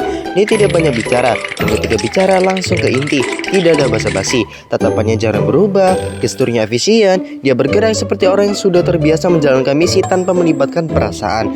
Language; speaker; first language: Indonesian; native; Indonesian